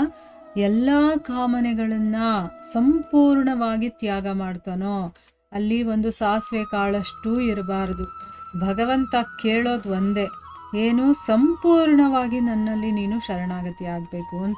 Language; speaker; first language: Kannada; native; Kannada